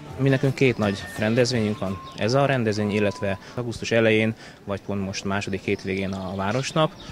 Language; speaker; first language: Hungarian; native; Hungarian